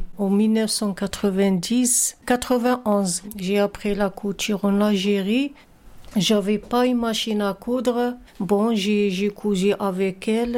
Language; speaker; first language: French; non-native, fluent; Arabic